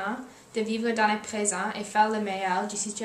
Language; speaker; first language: French; non-native, learner; English